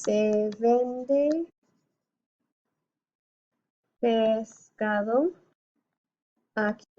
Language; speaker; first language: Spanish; non-native, fluent; English